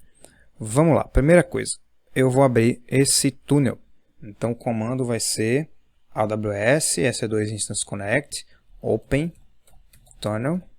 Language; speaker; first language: Portuguese; native; Portuguese